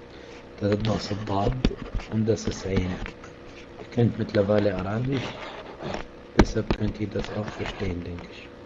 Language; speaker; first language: German; non-native, fluent; Arabic